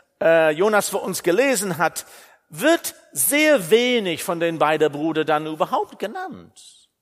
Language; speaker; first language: German; non-native, fluent; English